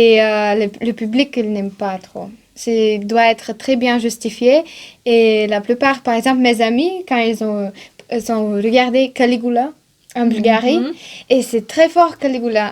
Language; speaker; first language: French; non-native, fluent; Bulgarian